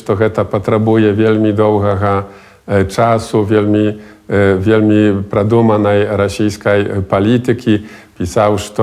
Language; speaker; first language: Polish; non-native, local second language; Belarusian